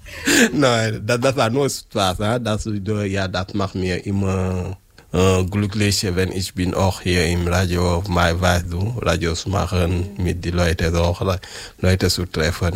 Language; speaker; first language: German; non-native, local second language; French